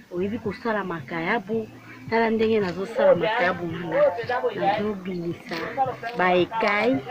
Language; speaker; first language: Lingala; native; Lingala